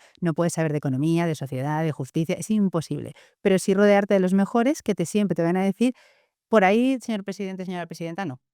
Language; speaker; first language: Spanish; native; Spanish